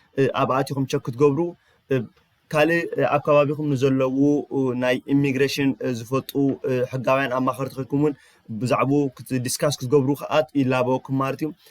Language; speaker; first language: Tigrinya; early bilingual, heritage; Tigrinya